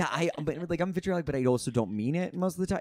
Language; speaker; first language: English; native; English